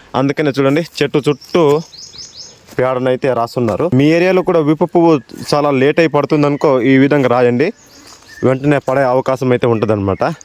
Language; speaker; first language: Telugu; non-native, local second language; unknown